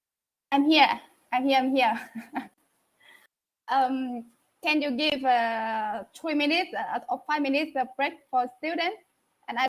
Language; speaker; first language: English; non-native, fluent; Vietnamese